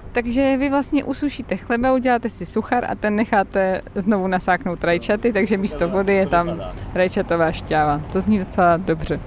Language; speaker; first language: Czech; native; Czech